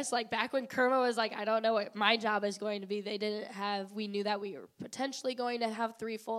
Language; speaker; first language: English; native; English